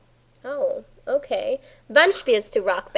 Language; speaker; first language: German; non-native, fluent; English